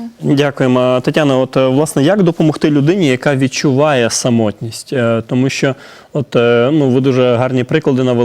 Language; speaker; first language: Ukrainian; native; Ukrainian